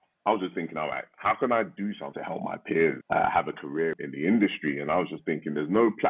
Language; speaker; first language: English; native; English